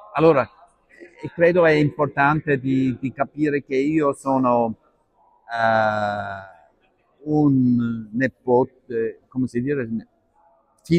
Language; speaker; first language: Italian; non-native, learner; Arabic